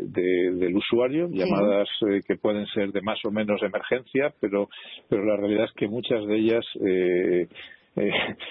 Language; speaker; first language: Spanish; native; Spanish